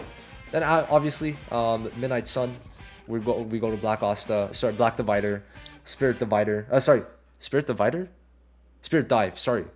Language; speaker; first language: English; native; English